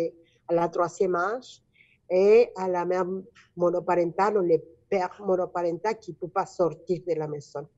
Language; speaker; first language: French; non-native, fluent; Spanish